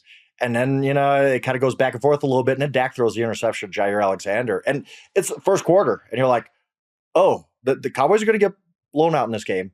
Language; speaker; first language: English; native; English